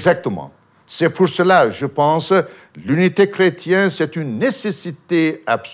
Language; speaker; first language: French; non-native, fluent; Armenian